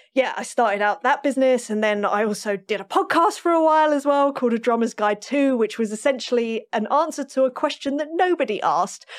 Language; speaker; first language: English; native; English